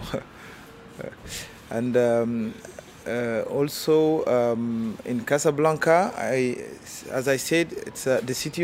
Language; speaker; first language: English; non-native, learner; Arabic